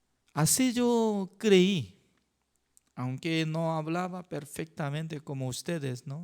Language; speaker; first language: Spanish; non-native, learner; Korean